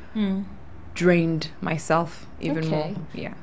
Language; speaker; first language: English; non-native, local second language; Ganda